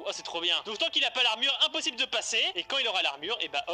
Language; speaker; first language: French; native; French